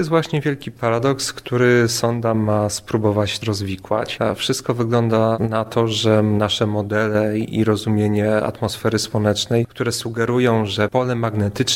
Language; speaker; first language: Polish; native; Polish